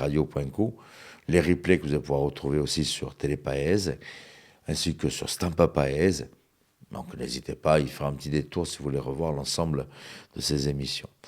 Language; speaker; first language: French; native; French